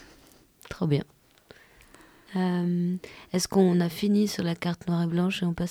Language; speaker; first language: French; native; French